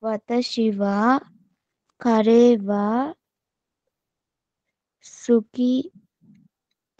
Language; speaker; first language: Japanese; non-native, learner; Sinhala